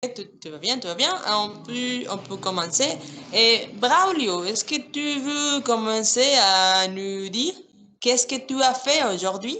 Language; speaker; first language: French; non-native, fluent; Spanish